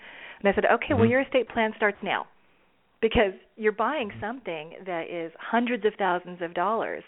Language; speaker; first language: English; native; English